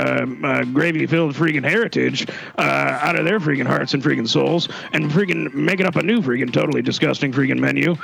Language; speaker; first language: English; native; English